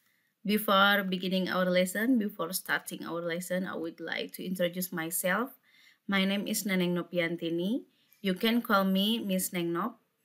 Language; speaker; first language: English; non-native, fluent; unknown